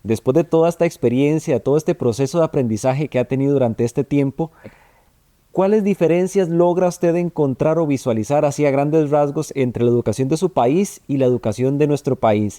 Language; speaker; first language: Spanish; native; Spanish